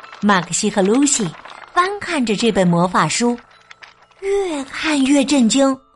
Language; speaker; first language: Chinese; native; Chinese